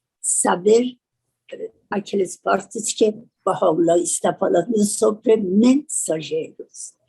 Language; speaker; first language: Portuguese; non-native, learner; Persian